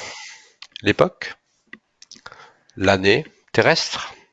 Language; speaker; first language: French; native; French